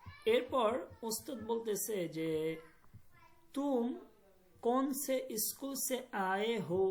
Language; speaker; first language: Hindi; non-native, fluent; Bangla